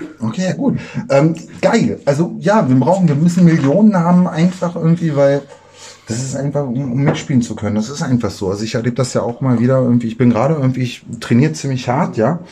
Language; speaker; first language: German; native; German